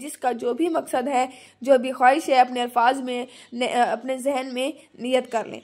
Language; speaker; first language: Urdu; native; Urdu